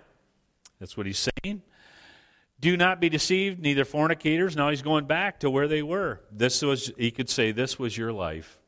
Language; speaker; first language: English; native; English